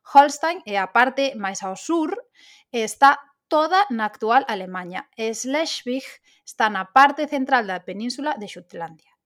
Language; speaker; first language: Galician; native; Galician